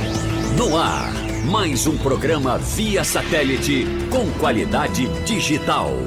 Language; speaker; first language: Portuguese; native; Portuguese